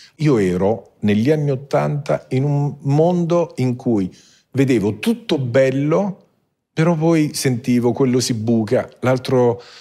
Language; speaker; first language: Italian; native; Italian